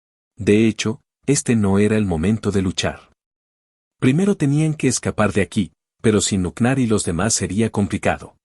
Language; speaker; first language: Spanish; native; Spanish